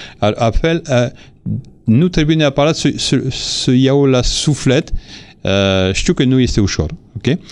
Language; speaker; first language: Romanian; non-native, fluent; French